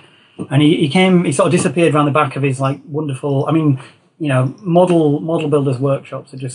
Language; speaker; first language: English; native; English